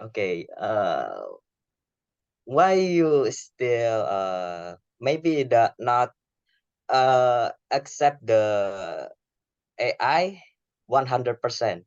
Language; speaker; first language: English; non-native, learner; Indonesian